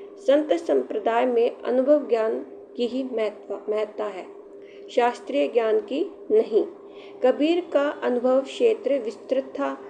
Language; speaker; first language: Hindi; native; Hindi